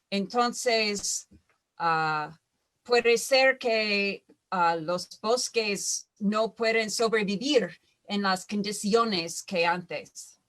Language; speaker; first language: Spanish; non-native, fluent; English